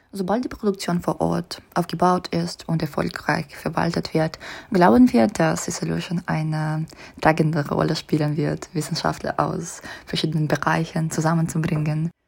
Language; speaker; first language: German; non-native, fluent; Russian